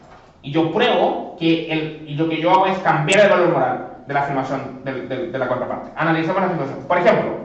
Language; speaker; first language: Spanish; native; Spanish